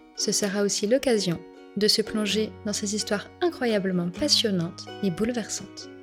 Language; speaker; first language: French; native; French